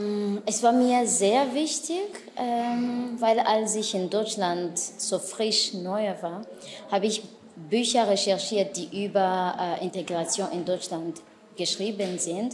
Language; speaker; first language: German; non-native, fluent; Kinyarwanda